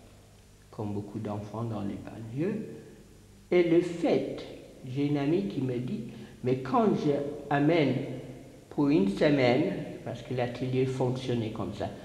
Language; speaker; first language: French; non-native, fluent; English